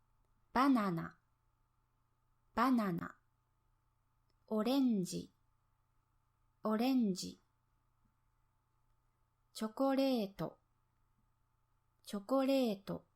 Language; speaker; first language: Japanese; native; Japanese